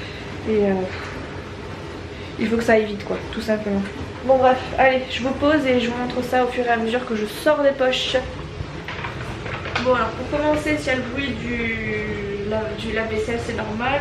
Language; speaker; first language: French; native; French